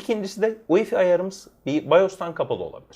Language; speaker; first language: Turkish; native; Turkish